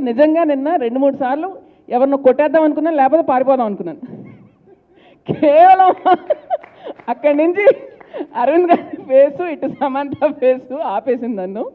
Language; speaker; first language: Telugu; native; Telugu